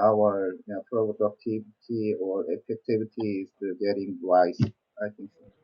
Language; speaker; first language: English; non-native, learner; Korean